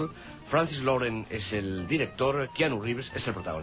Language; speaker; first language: Spanish; native; Spanish